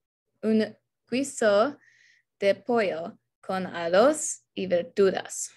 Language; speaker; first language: Spanish; non-native, learner; English